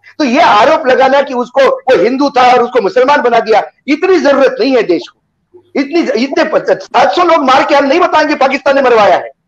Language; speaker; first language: Hindi; non-native, local second language; Marathi